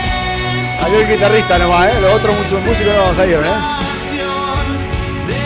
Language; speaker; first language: Spanish; native; Spanish